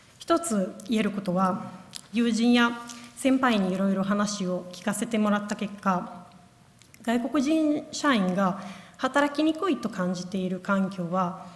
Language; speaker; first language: Japanese; non-native, fluent; Italian